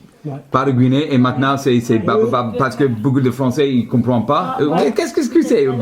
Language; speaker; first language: French; non-native, learner; English